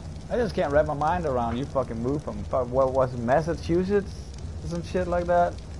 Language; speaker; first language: English; non-native, fluent; Danish